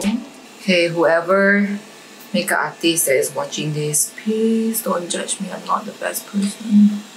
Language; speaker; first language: English; non-native, local second language; Chinese